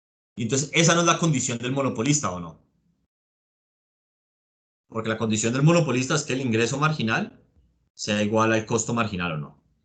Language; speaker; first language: Spanish; native; Spanish